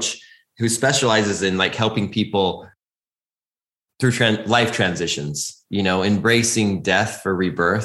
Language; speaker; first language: English; native; English